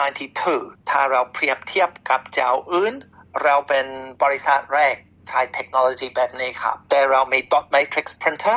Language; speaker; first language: Thai; non-native, fluent; English